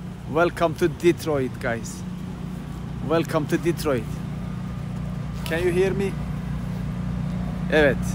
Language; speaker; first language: English; non-native, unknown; Turkish